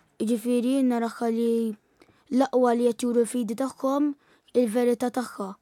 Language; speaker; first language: Maltese; early bilingual, other home language; Italian